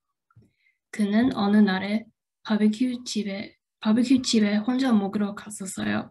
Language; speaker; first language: Korean; non-native, fluent; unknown